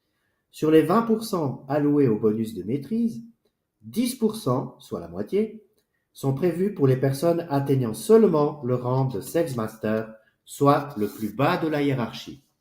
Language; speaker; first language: French; native; French